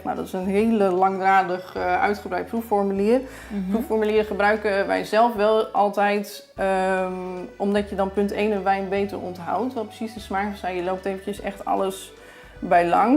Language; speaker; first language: Dutch; native; Dutch